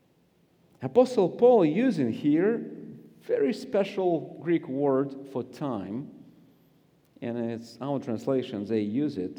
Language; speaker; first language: English; non-native, fluent; Russian